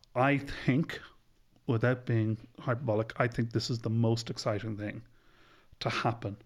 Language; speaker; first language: English; native; English